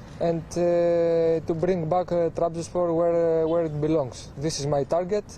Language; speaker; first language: English; non-native, fluent; Greek